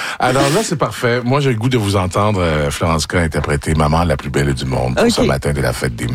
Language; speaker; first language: French; native; French